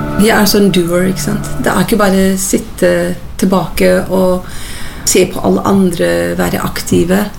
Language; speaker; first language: Norwegian; non-native, fluent; English